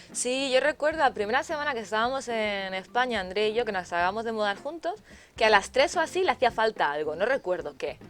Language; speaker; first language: Spanish; native; Spanish